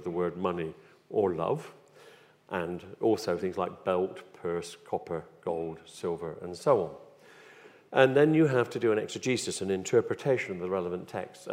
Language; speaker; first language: English; native; English